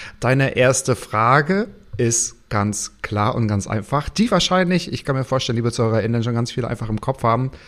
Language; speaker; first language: German; native; German